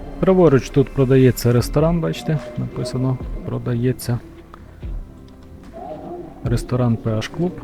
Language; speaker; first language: Ukrainian; native; Ukrainian